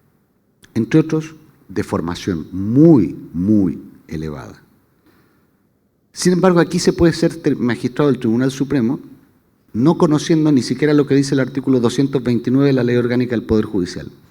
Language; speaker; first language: Spanish; native; Spanish